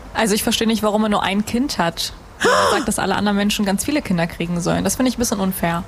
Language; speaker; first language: German; native; German